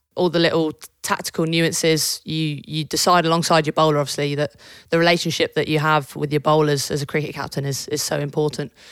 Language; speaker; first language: English; native; English